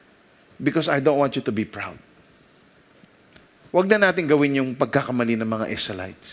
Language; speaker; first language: English; non-native, local second language; Filipino